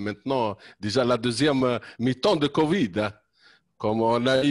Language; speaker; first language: French; non-native, local second language; Arabic